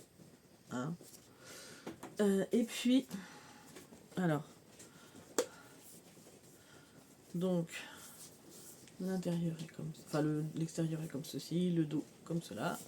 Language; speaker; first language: French; native; French